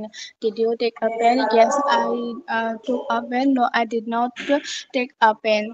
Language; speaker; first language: English; non-native, learner; Bangla